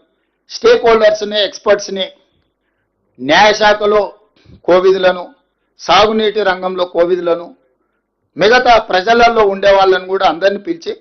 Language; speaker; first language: Telugu; native; Telugu